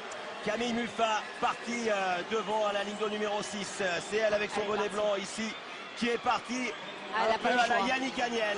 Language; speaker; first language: French; native; French